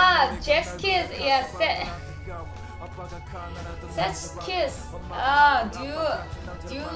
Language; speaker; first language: English; non-native, learner; Korean